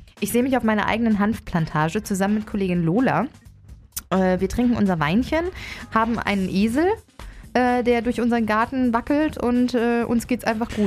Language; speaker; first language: German; native; German